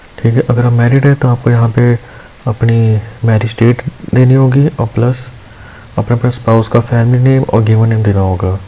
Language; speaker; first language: Hindi; non-native, local second language; Punjabi